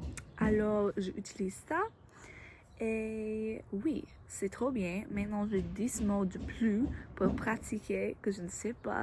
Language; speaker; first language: French; non-native, learner; English